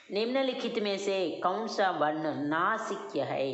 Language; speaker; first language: Hindi; non-native, local second language; Telugu